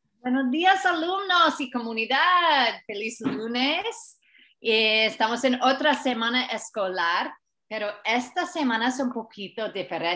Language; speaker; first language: Spanish; non-native, fluent; English